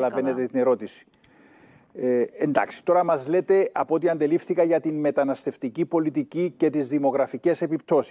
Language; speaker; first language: Greek; native; Greek